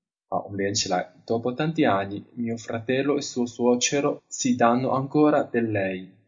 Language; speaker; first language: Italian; non-native, fluent; Chinese